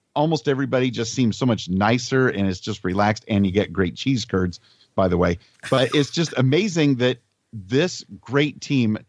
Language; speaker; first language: English; native; English